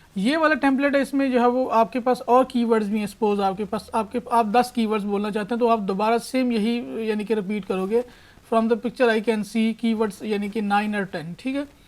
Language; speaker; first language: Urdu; non-native, local second language; Punjabi